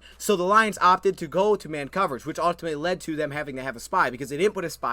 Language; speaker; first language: English; native; English